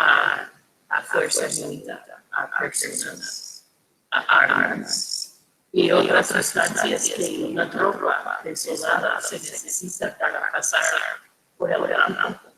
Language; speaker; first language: Spanish; non-native, fluent; English